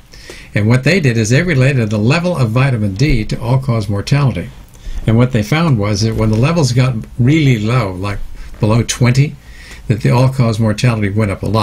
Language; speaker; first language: English; native; English